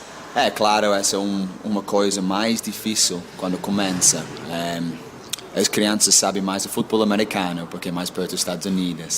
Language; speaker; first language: Portuguese; non-native, learner; English